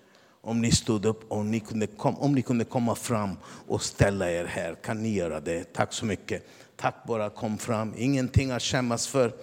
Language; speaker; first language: Swedish; non-native, fluent; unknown